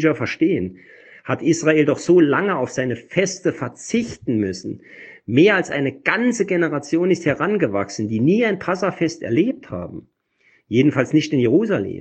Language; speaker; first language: German; native; German